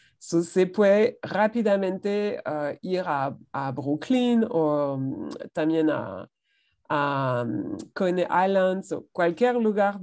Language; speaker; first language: Spanish; non-native, fluent; French